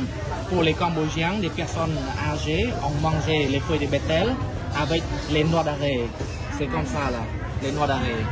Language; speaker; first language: French; non-native, fluent; Khmer